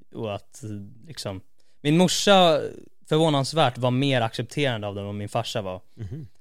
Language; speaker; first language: Swedish; native; Swedish